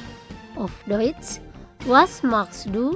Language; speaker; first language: German; non-native, fluent; Indonesian